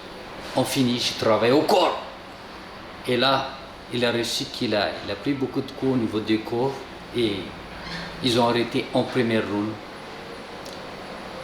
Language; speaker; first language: French; non-native, local second language; Malagasy